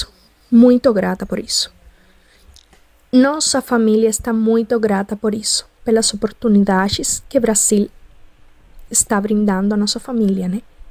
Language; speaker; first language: Portuguese; non-native, fluent; Spanish